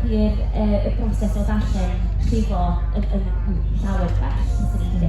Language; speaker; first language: Welsh; non-native, local second language; English